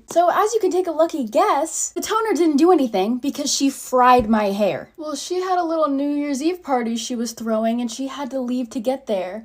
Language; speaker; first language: English; native; English